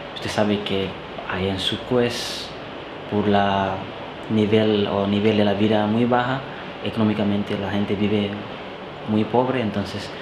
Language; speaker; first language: Spanish; non-native, fluent; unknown